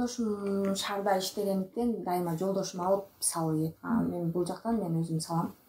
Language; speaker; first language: Kyrgyz; native; Kyrgyz